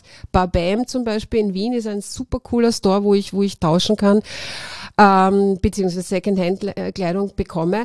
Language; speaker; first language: German; native; German